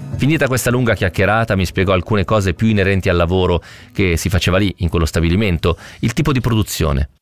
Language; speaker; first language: Italian; native; Italian